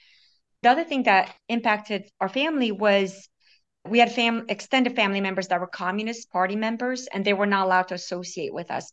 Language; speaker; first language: English; early bilingual, other home language; Romanian